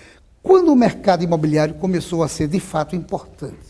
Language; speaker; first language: Portuguese; native; Portuguese